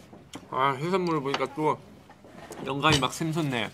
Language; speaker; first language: Korean; native; Korean